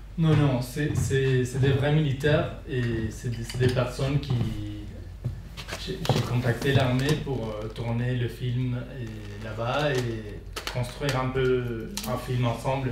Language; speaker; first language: French; non-native, fluent; Spanish